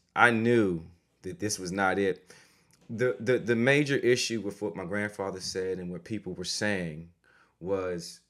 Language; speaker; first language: English; native; English